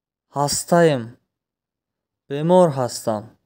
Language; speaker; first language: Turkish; non-native, fluent; Tajik